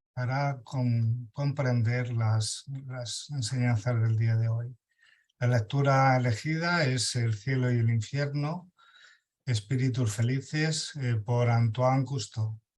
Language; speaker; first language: Spanish; native; Spanish